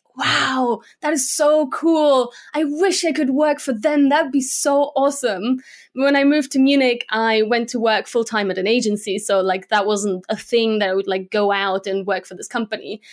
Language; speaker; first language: English; non-native, fluent; Slovak